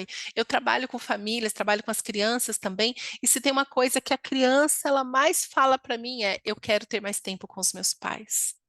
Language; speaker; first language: Portuguese; native; Portuguese